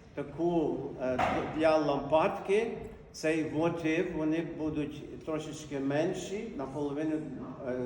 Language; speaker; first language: Ukrainian; native; Ukrainian